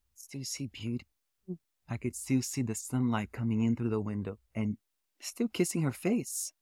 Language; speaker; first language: English; early bilingual, other home language; Portuguese